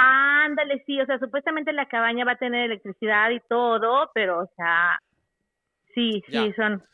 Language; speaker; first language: Spanish; native; Spanish